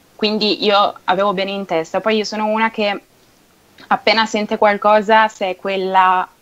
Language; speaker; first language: Italian; native; Italian